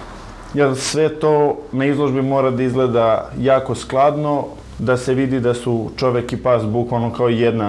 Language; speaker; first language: Serbian; native; Serbian